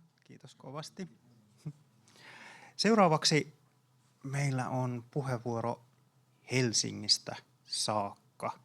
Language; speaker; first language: Finnish; native; Finnish